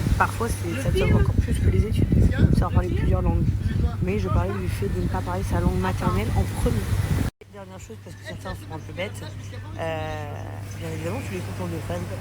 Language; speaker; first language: French; early bilingual, other home language; English